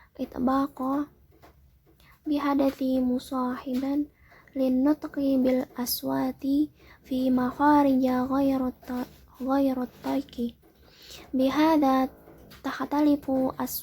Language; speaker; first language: Arabic; non-native, learner; Indonesian